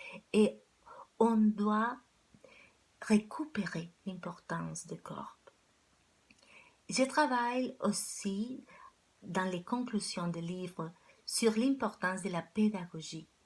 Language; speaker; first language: French; non-native, fluent; Spanish